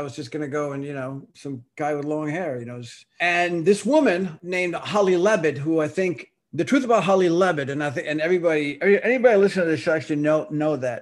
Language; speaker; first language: English; early bilingual, other home language; Spanish